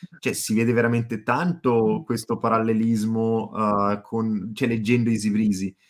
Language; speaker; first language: Italian; native; Italian